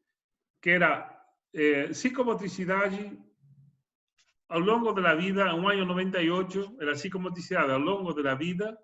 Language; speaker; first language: Portuguese; non-native, learner; Spanish